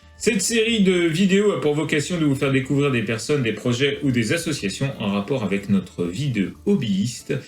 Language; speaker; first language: French; native; French